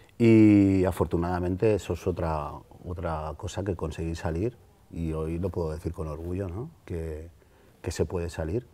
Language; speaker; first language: Spanish; native; Spanish